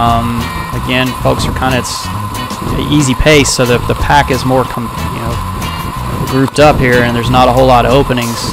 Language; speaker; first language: English; native; English